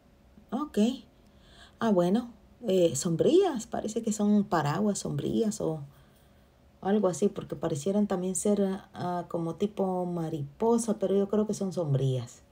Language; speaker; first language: Spanish; native; Spanish